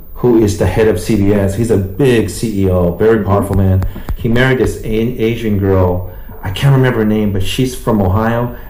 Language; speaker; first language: English; early bilingual, other home language; Japanese